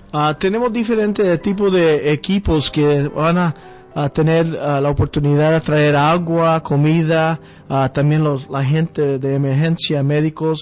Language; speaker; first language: Spanish; early bilingual, heritage; Spanish